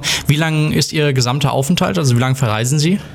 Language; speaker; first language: German; native; German